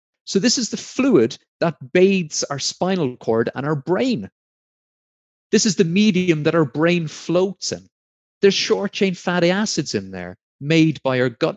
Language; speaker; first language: English; native; English